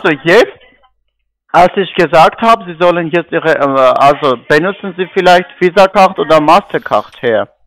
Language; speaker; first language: German; non-native, learner; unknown